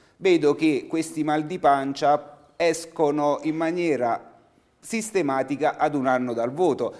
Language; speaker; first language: Italian; native; Italian